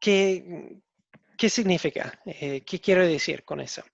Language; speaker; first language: Spanish; non-native, learner; English